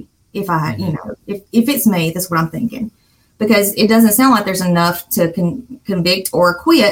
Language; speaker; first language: English; native; English